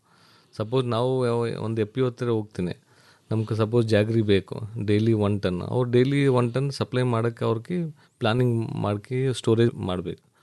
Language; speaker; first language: Kannada; non-native, learner; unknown